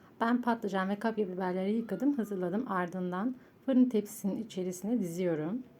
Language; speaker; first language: Turkish; native; Turkish